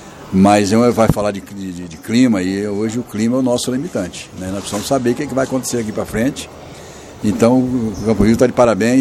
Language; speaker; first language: Portuguese; native; Portuguese